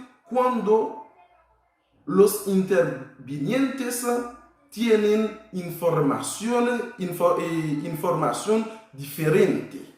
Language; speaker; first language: Spanish; non-native, fluent; Haitian Creole